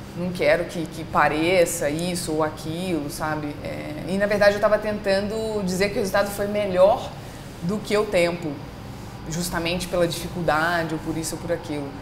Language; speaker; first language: Portuguese; native; Portuguese